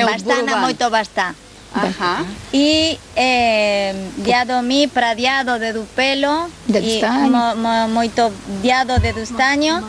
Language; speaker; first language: Bulgarian; non-native, learner; Spanish